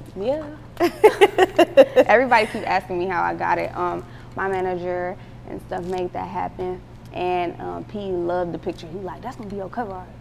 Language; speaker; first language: English; native; English